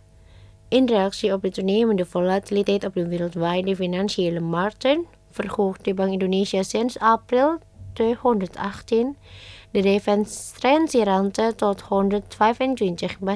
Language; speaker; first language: Dutch; non-native, fluent; Indonesian